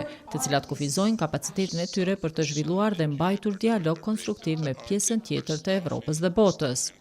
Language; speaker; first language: Albanian; native; Albanian